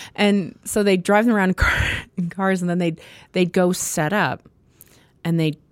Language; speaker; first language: English; native; English